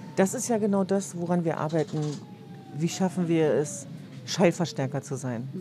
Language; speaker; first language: German; native; German